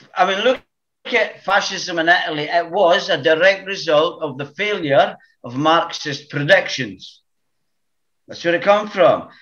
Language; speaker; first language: English; native; English